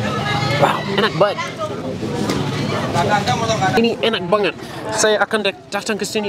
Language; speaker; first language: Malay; non-native, learner; English